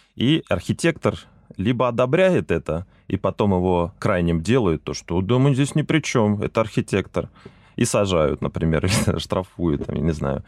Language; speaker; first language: Russian; native; Russian